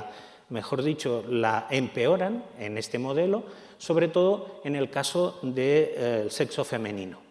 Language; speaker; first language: Spanish; native; Spanish